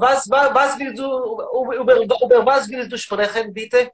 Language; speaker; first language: German; non-native, learner; Hebrew